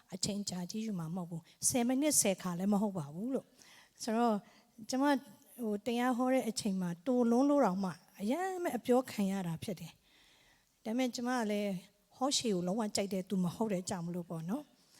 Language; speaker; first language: Burmese; non-native, local second language; Tedim Chin